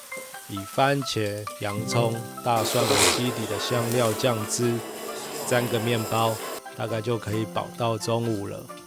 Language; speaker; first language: Chinese; native; Chinese